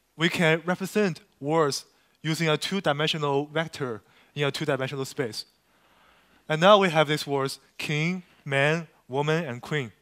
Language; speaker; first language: English; non-native, fluent; Chinese